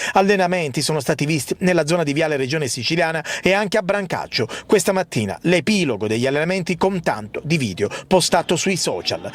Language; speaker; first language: Italian; native; Italian